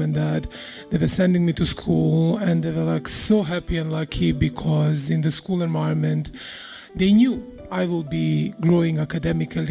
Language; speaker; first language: English; non-native, fluent; Serbian